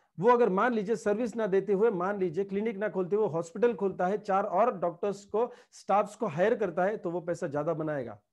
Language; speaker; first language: Hindi; non-native, local second language; Marathi